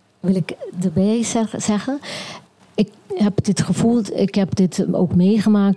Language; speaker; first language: Dutch; non-native, local second language; Papiamento